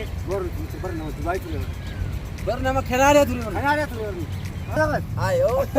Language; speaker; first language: Arabic; non-native, learner; Oromo